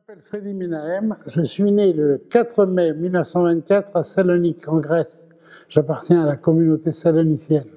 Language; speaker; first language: French; early bilingual, other home language; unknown